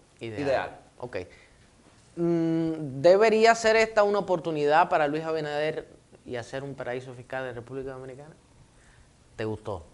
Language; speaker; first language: Spanish; native; Spanish